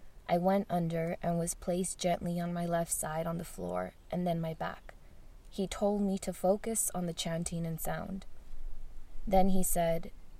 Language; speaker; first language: English; early bilingual, other home language; Spanish